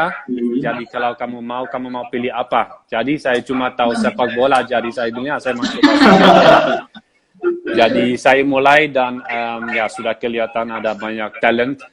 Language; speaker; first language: Indonesian; non-native, fluent; Dutch